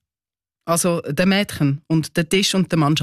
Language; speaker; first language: German; native; German